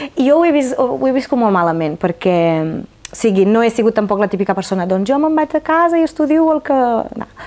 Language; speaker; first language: Catalan; non-native, fluent; Romanian